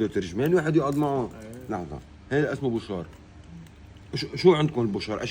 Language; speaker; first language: Arabic; native; Arabic